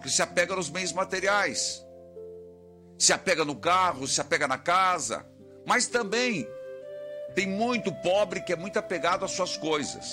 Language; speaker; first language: Portuguese; native; Portuguese